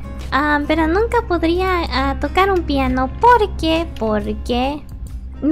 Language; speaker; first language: Spanish; early bilingual, heritage; Spanish